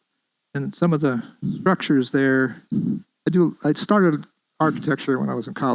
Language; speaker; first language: English; native; English